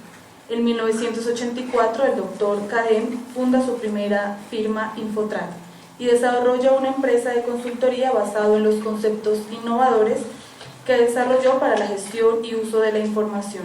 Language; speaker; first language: Spanish; native; Spanish